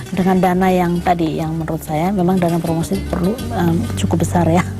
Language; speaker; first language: Indonesian; native; Indonesian